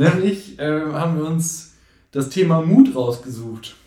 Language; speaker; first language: German; native; German